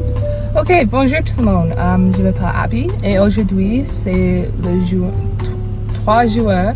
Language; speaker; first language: French; non-native, local second language; English